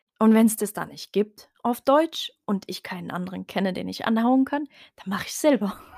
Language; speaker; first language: German; early bilingual, other home language; Riffian